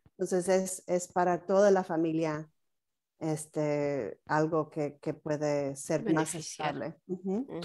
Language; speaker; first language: Spanish; non-native, fluent; English